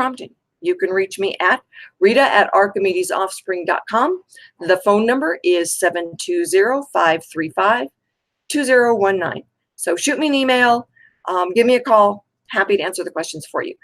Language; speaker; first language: English; native; English